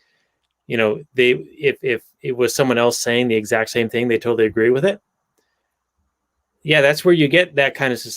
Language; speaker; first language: English; native; English